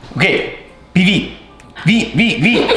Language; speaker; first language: Haitian Creole; non-native, learner; English